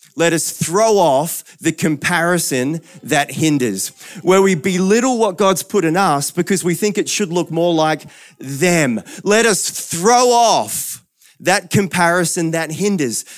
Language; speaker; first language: English; native; English